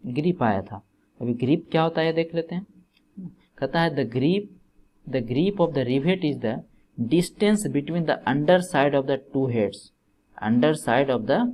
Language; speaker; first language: Hindi; native; Hindi